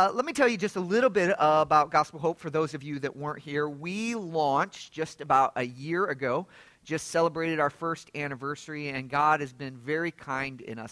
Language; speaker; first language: English; native; English